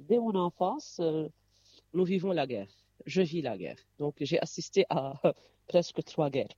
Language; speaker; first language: French; non-native, local second language; Arabic